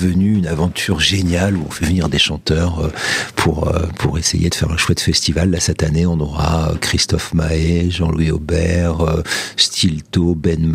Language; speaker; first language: French; native; French